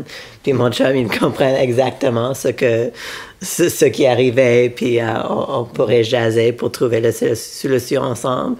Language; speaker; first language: French; non-native, local second language; English